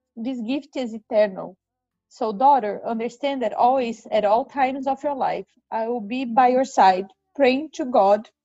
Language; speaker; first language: English; non-native, fluent; Portuguese